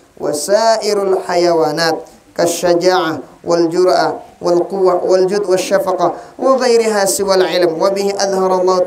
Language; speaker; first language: Arabic; non-native, fluent; Indonesian